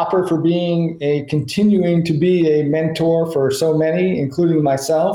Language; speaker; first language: English; native; English